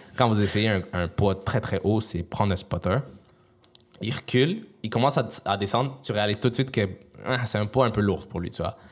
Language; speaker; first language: French; early bilingual, other home language; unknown